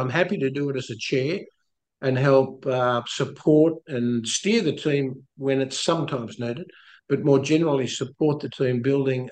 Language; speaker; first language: English; native; English